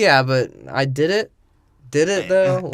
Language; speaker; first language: English; native; English